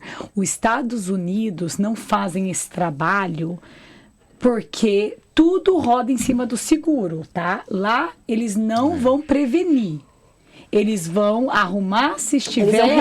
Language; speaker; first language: Portuguese; native; Portuguese